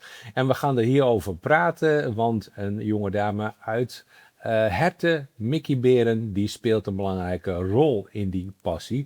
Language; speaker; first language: Dutch; native; Dutch